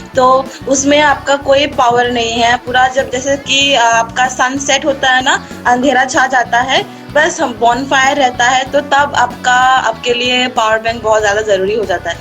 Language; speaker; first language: Hindi; non-native, local second language; Assamese